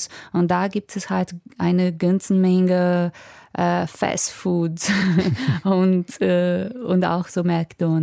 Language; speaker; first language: German; non-native, fluent; Portuguese